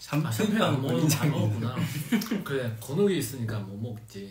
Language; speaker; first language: Korean; non-native, fluent; Chinese